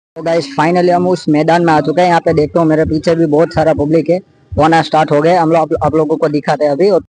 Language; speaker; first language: Hindi; non-native, local second language; Gujarati